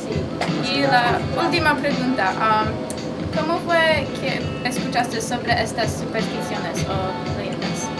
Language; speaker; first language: Spanish; non-native, learner; English